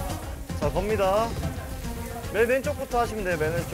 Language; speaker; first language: Korean; native; Korean